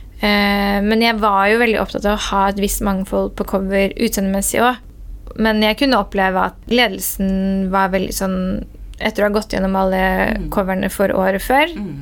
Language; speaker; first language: Norwegian; early bilingual, other home language; Persian